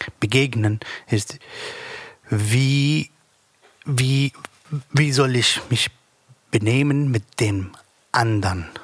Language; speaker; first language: German; non-native, learner; Arabic